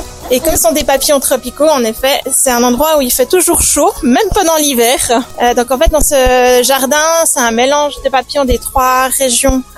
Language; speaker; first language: French; native; French